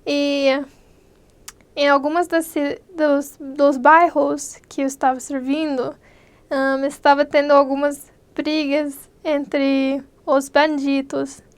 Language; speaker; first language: Portuguese; non-native, fluent; English